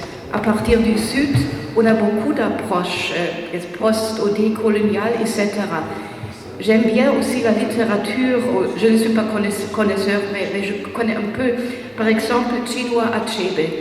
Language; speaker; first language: French; non-native, fluent; German